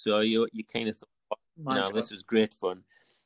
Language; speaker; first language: English; native; English